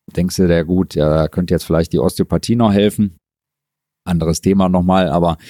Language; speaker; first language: German; native; German